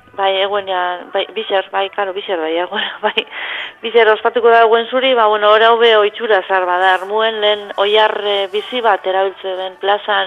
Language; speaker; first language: Basque; native; Basque